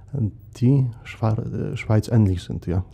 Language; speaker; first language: German; non-native, fluent; Polish